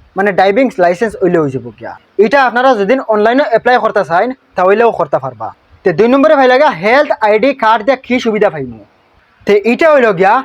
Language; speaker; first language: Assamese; native; Assamese